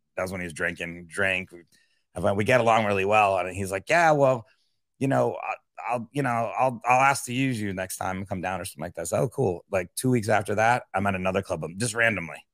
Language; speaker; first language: English; native; English